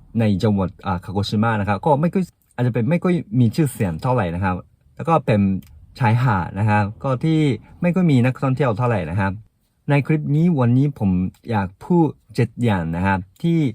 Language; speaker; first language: Thai; non-native, fluent; Japanese